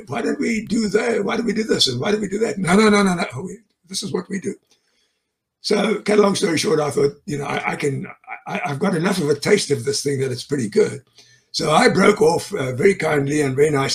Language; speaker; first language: English; native; English